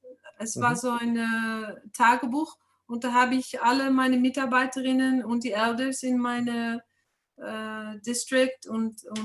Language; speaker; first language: German; non-native, fluent; English